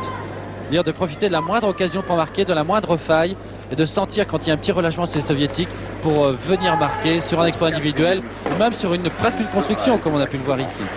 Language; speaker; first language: French; native; French